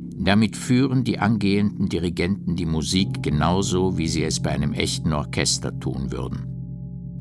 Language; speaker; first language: German; native; German